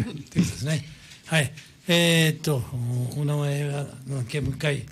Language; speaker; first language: Japanese; native; Japanese